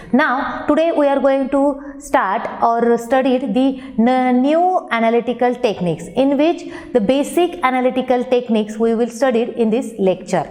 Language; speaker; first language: English; non-native, local second language; Marathi